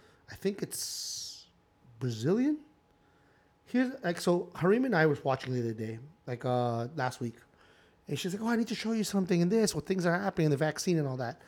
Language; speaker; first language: English; early bilingual, other home language; Spanish